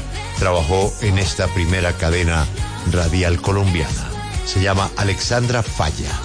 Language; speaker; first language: Spanish; native; Spanish